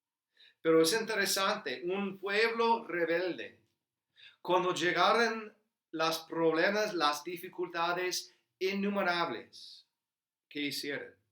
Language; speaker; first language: Spanish; non-native, fluent; English